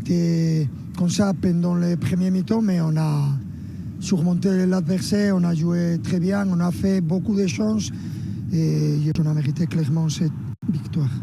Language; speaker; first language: French; non-native, fluent; Spanish